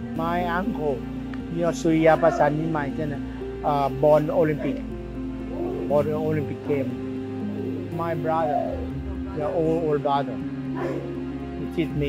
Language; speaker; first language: English; non-native, learner; Thai